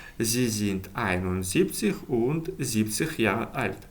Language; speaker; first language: German; non-native, learner; Ukrainian